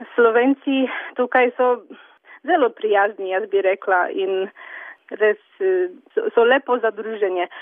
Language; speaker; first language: Slovenian; non-native, fluent; Polish